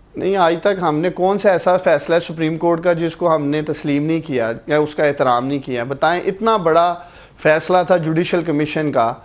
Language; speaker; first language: Urdu; non-native, local second language; Punjabi